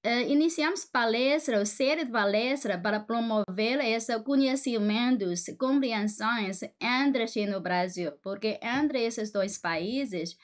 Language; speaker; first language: Portuguese; non-native, fluent; Chinese